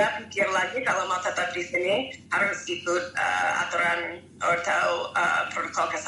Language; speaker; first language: Indonesian; non-native, fluent; English